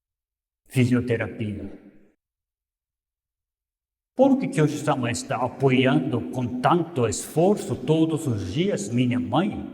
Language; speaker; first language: Portuguese; non-native, fluent; Japanese